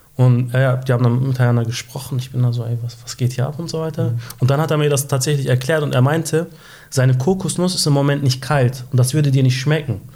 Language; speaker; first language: German; early bilingual, other home language; Turkish